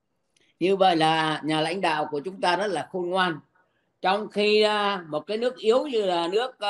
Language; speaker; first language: Vietnamese; native; Vietnamese